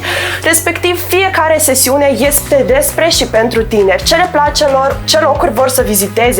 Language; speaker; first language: Romanian; native; Romanian